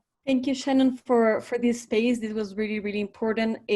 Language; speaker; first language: English; non-native, fluent; Spanish